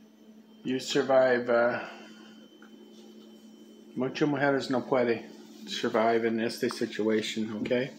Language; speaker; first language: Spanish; early bilingual, heritage; English